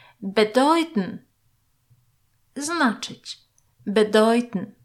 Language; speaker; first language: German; non-native, fluent; Polish